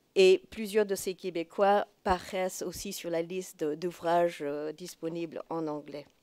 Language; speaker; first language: French; non-native, fluent; English